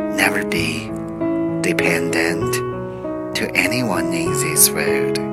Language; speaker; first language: English; non-native, fluent; Chinese